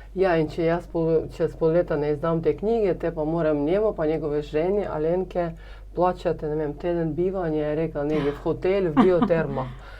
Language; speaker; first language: Slovenian; non-native, fluent; Ukrainian